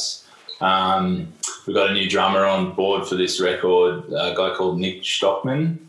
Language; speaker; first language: English; native; English